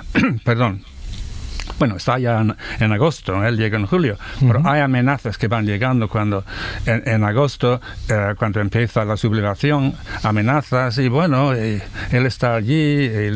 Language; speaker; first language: Spanish; non-native, fluent; English